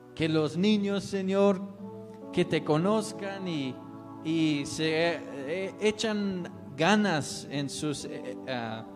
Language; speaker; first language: Spanish; non-native, fluent; English